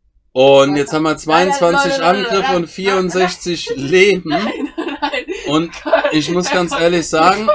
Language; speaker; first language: German; native; German